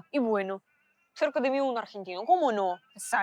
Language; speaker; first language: Spanish; non-native, learner; Russian